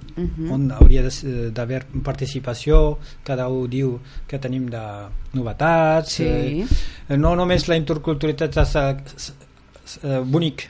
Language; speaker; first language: Catalan; non-native, fluent; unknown